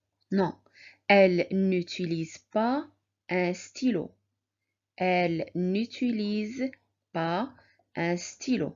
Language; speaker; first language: French; non-native, local second language; Arabic